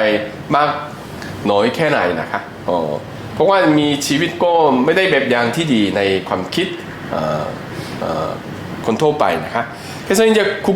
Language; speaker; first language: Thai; non-native, fluent; Korean